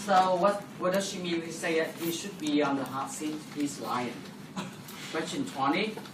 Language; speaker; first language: English; non-native, fluent; Vietnamese